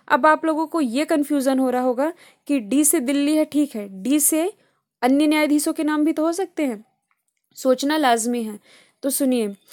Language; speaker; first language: Hindi; native; Hindi